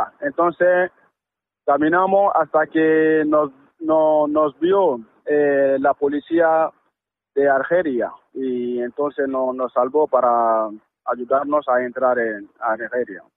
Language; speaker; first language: Spanish; non-native, learner; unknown